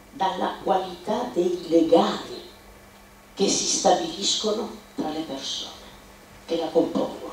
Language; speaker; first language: Italian; native; Italian